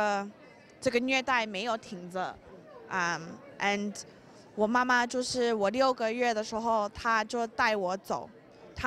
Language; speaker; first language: Chinese; early bilingual, heritage; English